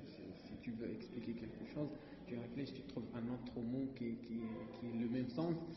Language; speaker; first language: French; non-native, learner; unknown